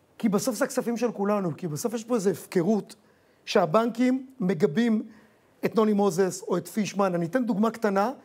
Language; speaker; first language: Hebrew; native; Hebrew